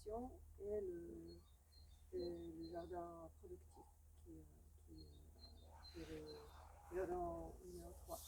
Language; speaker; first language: French; non-native, fluent; English